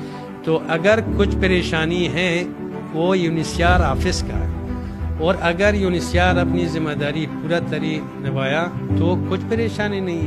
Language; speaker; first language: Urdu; non-native, learner; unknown